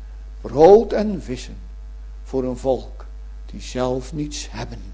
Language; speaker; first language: Dutch; native; Dutch